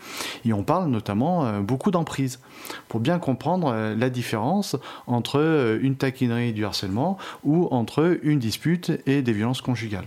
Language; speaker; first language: French; native; French